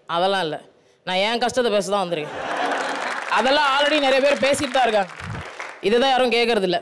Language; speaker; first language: Tamil; non-native, local second language; Telugu